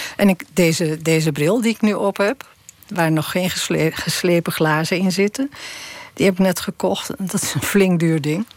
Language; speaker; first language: Dutch; native; Dutch